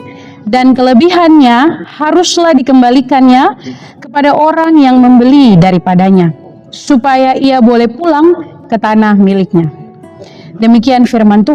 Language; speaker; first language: Indonesian; native; Indonesian